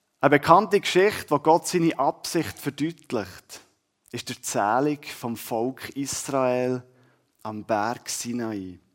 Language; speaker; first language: German; native; German